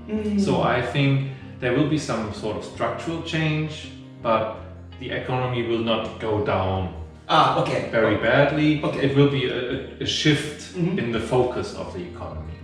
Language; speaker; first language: English; non-native, fluent; German